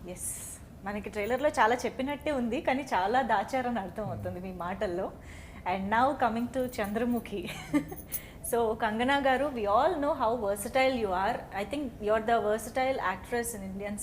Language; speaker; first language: Telugu; native; Telugu